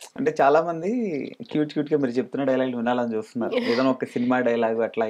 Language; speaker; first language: Telugu; native; Telugu